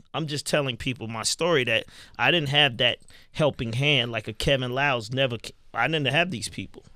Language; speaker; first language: English; native; English